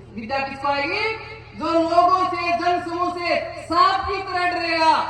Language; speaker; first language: Hindi; native; Hindi